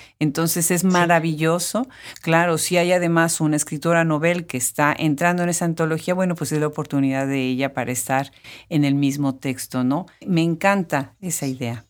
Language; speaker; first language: Spanish; native; Spanish